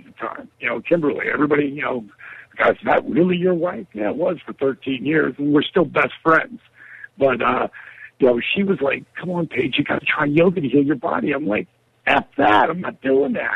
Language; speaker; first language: English; native; English